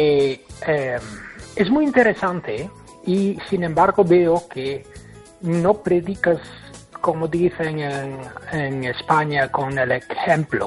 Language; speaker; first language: Spanish; non-native, fluent; English